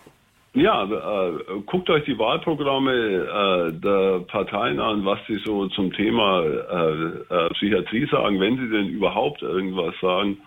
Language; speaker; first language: German; native; German